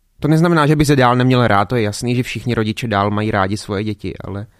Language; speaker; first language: Czech; native; Czech